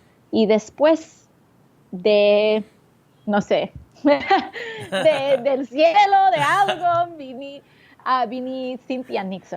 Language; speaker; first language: Spanish; early bilingual, heritage; English